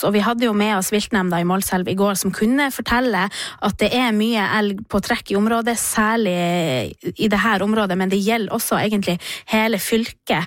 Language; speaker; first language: Norwegian; native; Norwegian